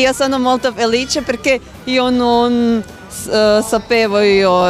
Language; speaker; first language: Italian; non-native, learner; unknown